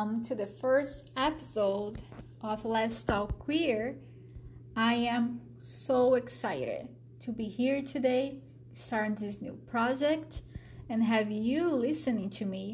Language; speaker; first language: English; non-native, fluent; Portuguese